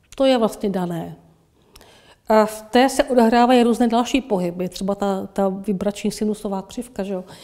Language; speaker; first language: Czech; native; Czech